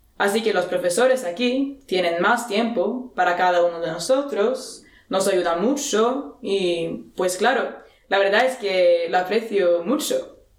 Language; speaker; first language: Spanish; non-native, fluent; Swedish